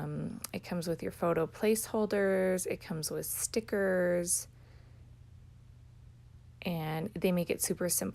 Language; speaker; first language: English; native; English